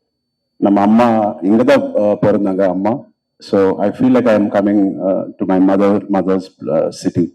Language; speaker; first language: Tamil; non-native, local second language; Telugu